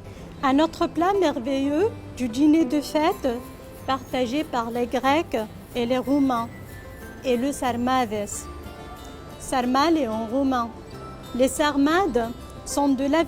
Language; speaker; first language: French; non-native, local second language; Arabic